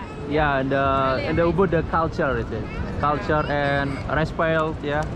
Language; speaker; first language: English; non-native, learner; Indonesian